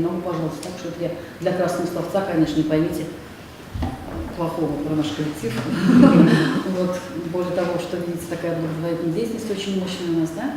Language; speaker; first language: Russian; native; Russian